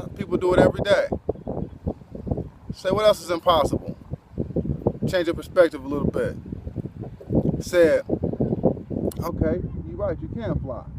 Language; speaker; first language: English; native; English